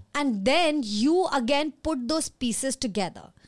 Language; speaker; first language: English; non-native, local second language; Hindi